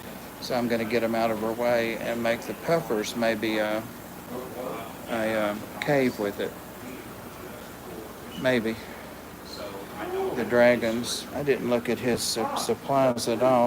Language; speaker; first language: English; native; English